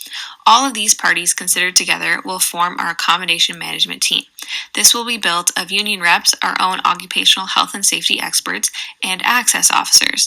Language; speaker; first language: English; native; English